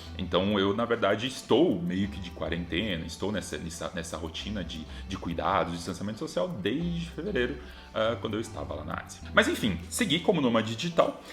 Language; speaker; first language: Portuguese; native; Portuguese